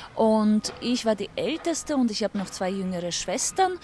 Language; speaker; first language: German; early bilingual, other home language; Polish